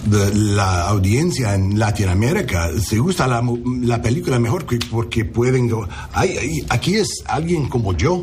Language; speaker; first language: Spanish; non-native, learner; English